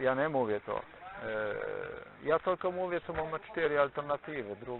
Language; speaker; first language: Polish; non-native, learner; Slovenian